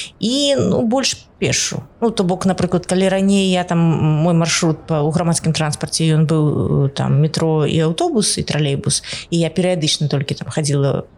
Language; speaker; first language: Belarusian; non-native, local second language; Russian